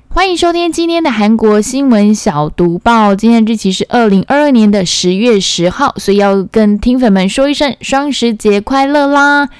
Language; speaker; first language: Chinese; non-native, fluent; Korean